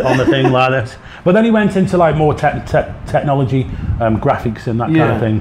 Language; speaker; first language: English; native; English